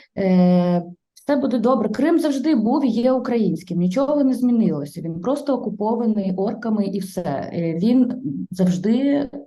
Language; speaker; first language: Ukrainian; non-native, local second language; Russian